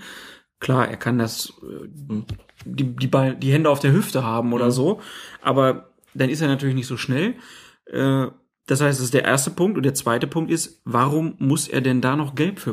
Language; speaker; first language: German; native; German